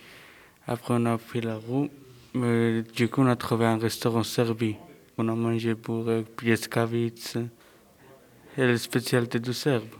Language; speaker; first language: French; non-native, fluent; Serbian